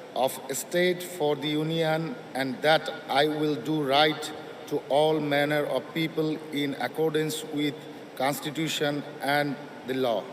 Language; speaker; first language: English; non-native, local second language; Bangla